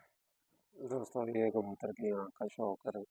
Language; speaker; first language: Hindi; non-native, local second language; Punjabi